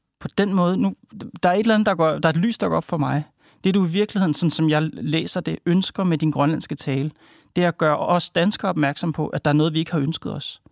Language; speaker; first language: Danish; native; Danish